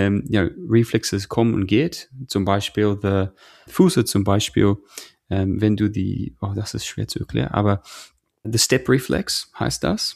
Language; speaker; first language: German; non-native, fluent; English